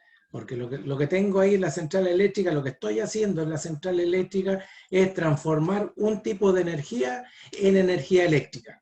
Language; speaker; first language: Spanish; native; Spanish